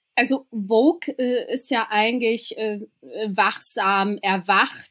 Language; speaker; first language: German; early bilingual, other home language; Albanian